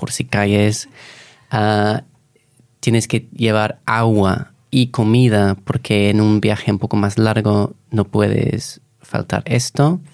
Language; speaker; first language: Spanish; non-native, fluent; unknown